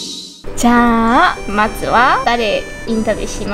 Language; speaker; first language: Japanese; non-native, learner; Chinese